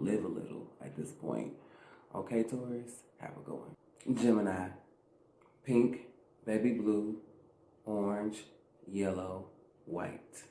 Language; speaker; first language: English; native; English